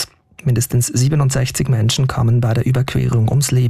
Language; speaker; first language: German; native; German